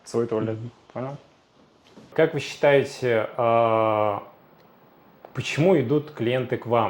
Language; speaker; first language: Russian; native; Russian